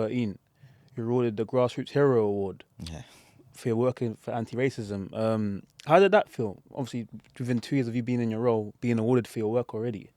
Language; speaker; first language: English; native; English